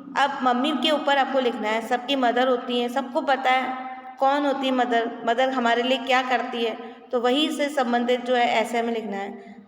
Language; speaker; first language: Hindi; native; Hindi